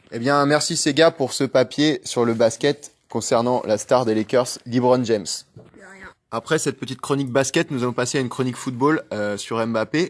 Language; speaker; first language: French; native; French